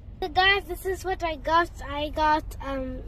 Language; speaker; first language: English; non-native, fluent; Swedish